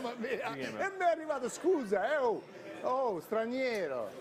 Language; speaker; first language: Italian; non-native, learner; Russian